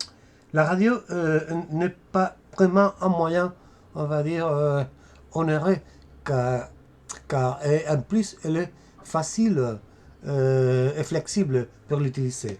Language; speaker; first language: French; non-native, fluent; Spanish